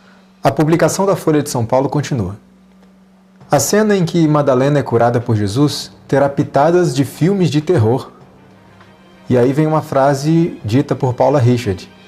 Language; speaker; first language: Portuguese; native; Portuguese